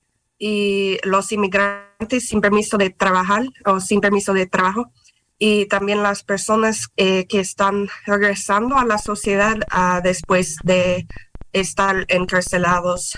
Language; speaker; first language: Spanish; non-native, fluent; English